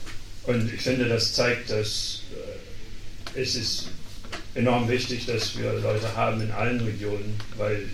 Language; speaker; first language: German; non-native, fluent; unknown